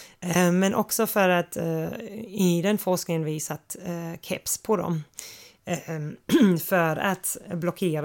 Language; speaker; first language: Swedish; non-native, fluent; English